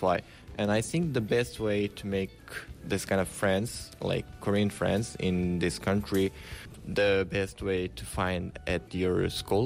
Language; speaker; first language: English; non-native, fluent; Uzbek